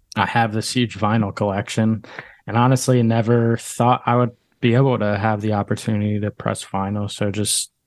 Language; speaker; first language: English; native; English